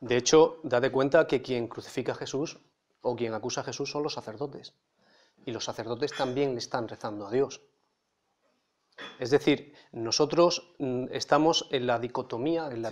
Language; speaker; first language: Spanish; native; Spanish